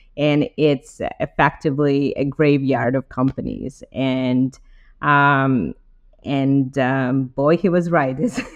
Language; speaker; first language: English; non-native, fluent; Ukrainian